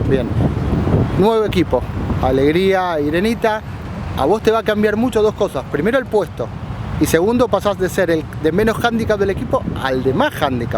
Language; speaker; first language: Spanish; native; Spanish